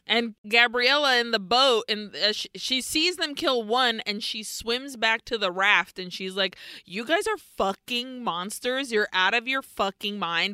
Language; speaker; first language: English; early bilingual, other home language; Spanish